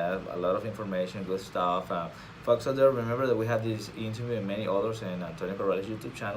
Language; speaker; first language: English; non-native, fluent; Spanish